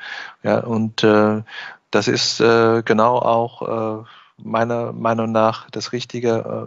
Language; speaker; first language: German; non-native, fluent; Chinese